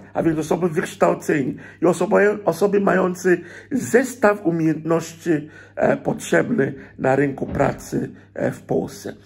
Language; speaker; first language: Polish; non-native, fluent; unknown